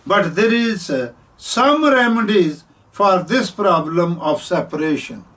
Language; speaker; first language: English; non-native, local second language; Punjabi